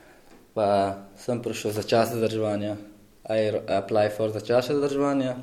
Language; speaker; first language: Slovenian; non-native, learner; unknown